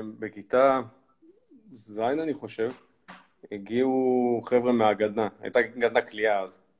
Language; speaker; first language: Hebrew; early bilingual, other home language; Russian